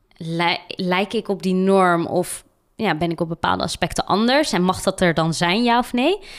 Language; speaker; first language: Dutch; early bilingual, other home language; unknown